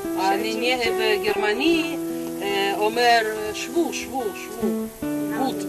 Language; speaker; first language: Hebrew; non-native, learner; Russian